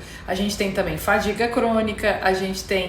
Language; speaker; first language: Portuguese; native; Portuguese